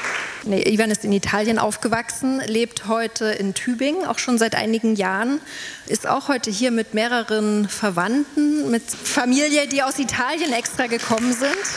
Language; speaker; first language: German; native; German